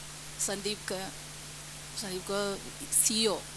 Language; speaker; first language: Hindi; non-native, local second language; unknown